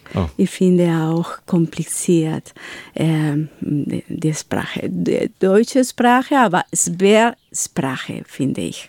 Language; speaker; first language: German; non-native, learner; Spanish